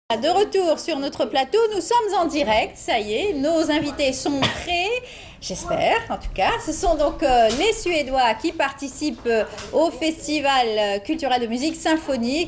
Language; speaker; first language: French; native; French